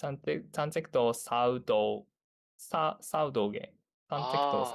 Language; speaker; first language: Chinese; non-native, learner; Japanese